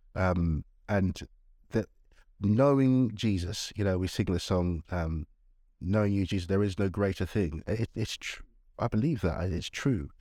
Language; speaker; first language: English; native; English